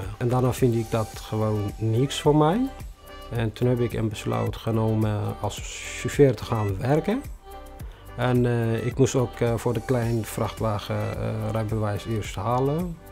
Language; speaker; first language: Dutch; non-native, fluent; Tigrinya